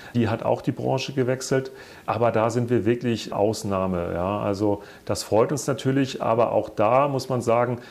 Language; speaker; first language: German; native; German